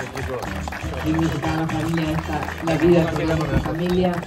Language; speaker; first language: Spanish; native; Spanish